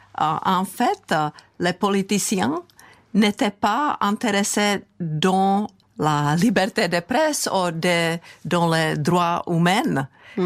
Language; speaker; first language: French; non-native, fluent; Czech